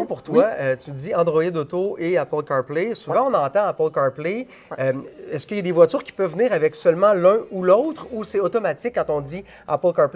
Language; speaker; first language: French; native; French